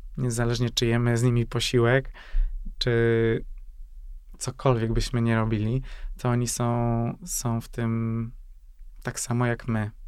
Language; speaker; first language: Polish; non-native, fluent; Hungarian